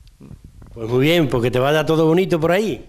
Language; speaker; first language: Spanish; native; Spanish